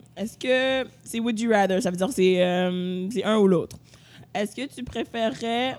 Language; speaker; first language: French; native; French